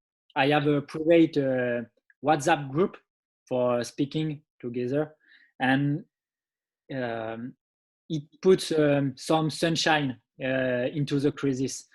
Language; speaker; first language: English; non-native, learner; French